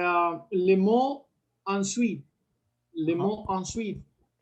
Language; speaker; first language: French; non-native, learner; Spanish